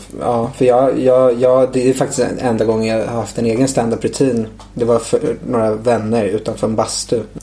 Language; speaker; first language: Swedish; native; Swedish